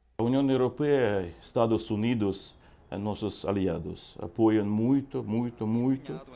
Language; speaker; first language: Portuguese; non-native, fluent; Ukrainian